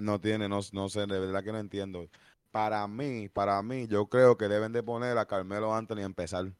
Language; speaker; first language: Spanish; early bilingual, heritage; Spanish